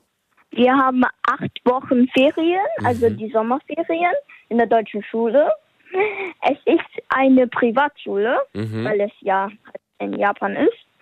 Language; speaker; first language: German; early bilingual, heritage; German